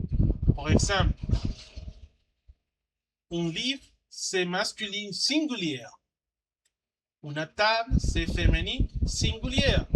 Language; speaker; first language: French; non-native, learner; Spanish